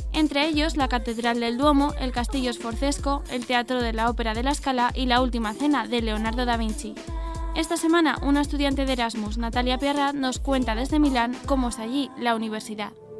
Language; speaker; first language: Spanish; native; Spanish